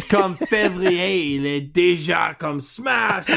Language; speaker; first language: French; non-native, learner; English